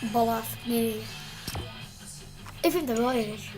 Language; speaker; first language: Dutch; native; Dutch